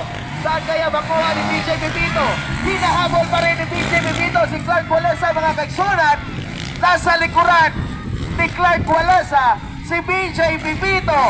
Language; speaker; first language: Filipino; non-native, local second language; Cebuano